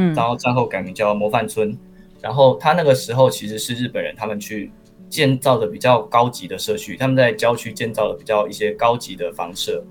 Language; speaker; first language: Chinese; native; Chinese